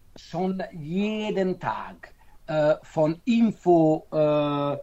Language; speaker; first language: German; non-native, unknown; Italian